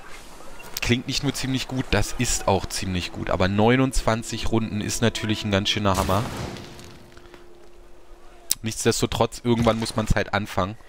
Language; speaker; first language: German; native; German